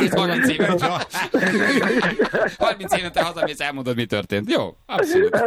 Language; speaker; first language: Hungarian; native; Hungarian